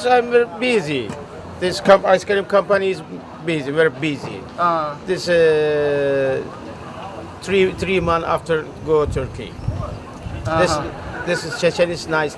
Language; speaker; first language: English; non-native, learner; Turkish